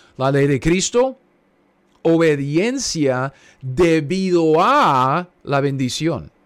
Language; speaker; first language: Spanish; non-native, fluent; English